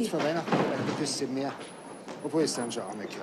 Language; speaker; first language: German; native; German